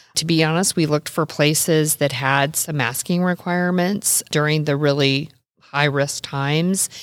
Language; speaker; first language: English; native; English